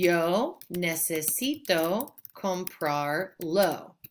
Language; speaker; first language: Spanish; non-native, fluent; English